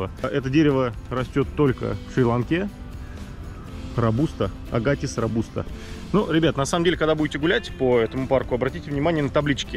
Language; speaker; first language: Russian; native; Russian